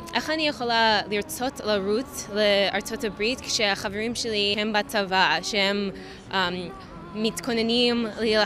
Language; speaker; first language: Hebrew; non-native, fluent; English